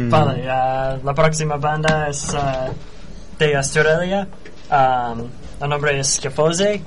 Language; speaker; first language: Spanish; non-native, learner; English